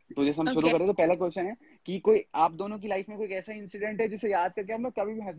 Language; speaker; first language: Hindi; native; Hindi